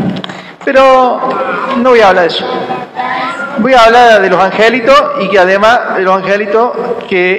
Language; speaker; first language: Spanish; native; Spanish